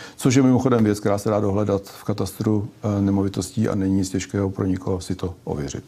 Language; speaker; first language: Czech; native; Czech